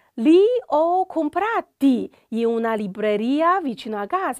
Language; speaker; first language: Italian; non-native, fluent; Chinese